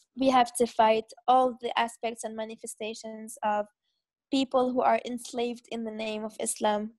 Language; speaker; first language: English; non-native, fluent; Arabic